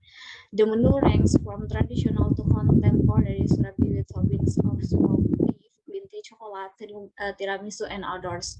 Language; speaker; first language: English; non-native, learner; Indonesian